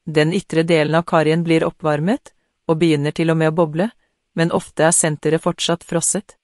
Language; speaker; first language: Norwegian; non-native, learner; Vietnamese